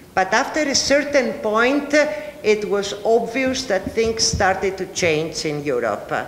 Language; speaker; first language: English; non-native, fluent; Greek